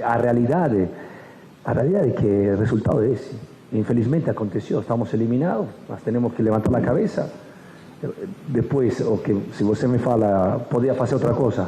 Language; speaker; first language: Portuguese; non-native, fluent; Spanish